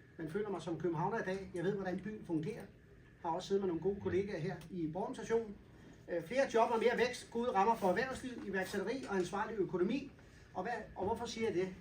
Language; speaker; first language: Danish; native; Danish